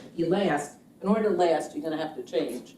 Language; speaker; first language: English; native; English